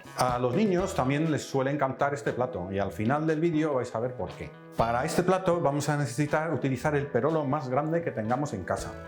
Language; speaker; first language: Spanish; non-native, fluent; Dutch